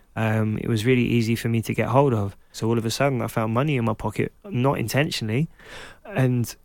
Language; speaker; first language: English; native; English